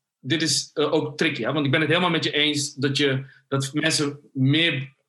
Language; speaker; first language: Dutch; early bilingual, other home language; Somali